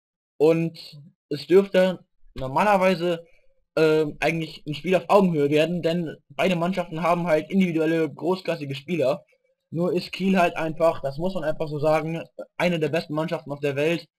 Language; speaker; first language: German; native; German